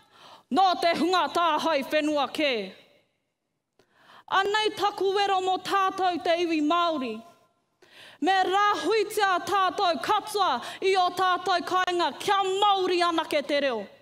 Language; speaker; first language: Māori; non-native, local second language; English